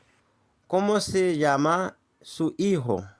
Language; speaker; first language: Spanish; non-native, learner; Haitian Creole